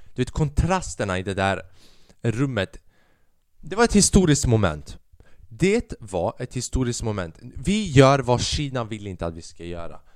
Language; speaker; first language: Swedish; early bilingual, other home language; Albanian